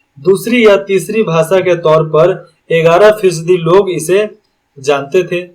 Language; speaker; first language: Hindi; native; Hindi